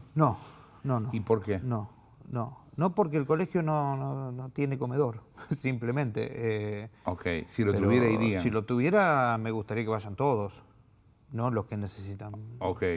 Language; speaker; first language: Spanish; native; Spanish